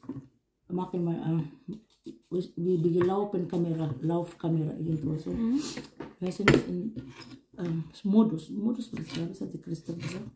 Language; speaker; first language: German; non-native, learner; Filipino